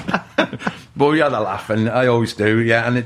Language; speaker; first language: English; native; English